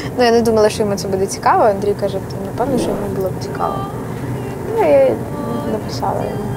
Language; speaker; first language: Ukrainian; native; Ukrainian